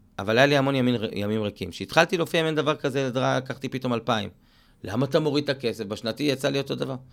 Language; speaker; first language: Hebrew; native; Hebrew